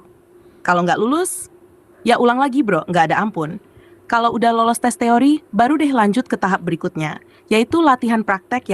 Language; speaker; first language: Indonesian; native; Indonesian